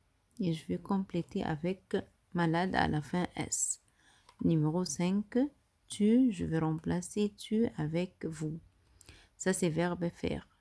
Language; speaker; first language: French; non-native, fluent; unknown